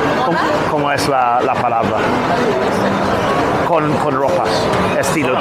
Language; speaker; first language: Spanish; non-native, learner; English